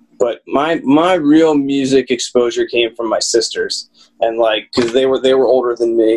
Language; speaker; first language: English; native; English